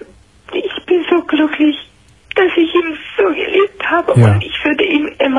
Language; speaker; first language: German; non-native, fluent; Romanian